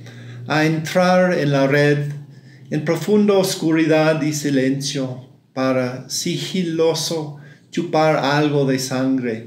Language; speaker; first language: Spanish; non-native, fluent; English